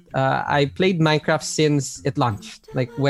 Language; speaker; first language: English; non-native, local second language; Hiligaynon